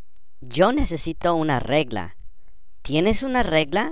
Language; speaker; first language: Spanish; non-native, learner; English